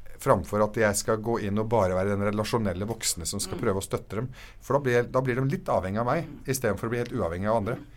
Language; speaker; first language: Norwegian; early bilingual, other home language; Arabic